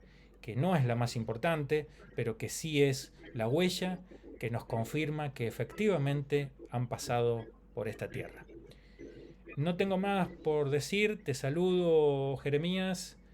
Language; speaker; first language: Spanish; native; Spanish